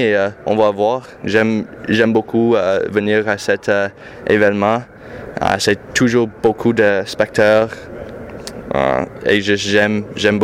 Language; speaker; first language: French; non-native, local second language; English